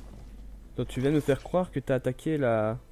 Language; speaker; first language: French; native; French